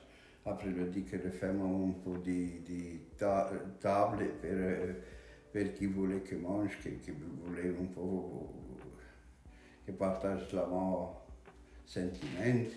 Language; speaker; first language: French; non-native, learner; Romanian